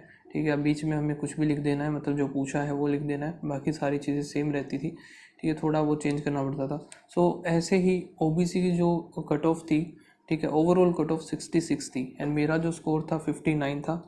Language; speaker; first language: Hindi; native; Hindi